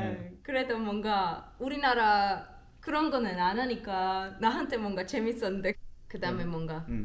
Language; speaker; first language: Korean; non-native, learner; German